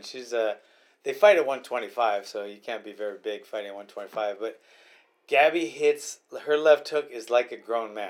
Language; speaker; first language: English; native; English